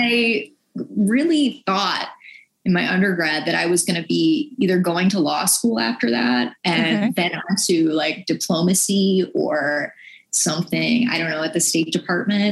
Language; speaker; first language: English; native; English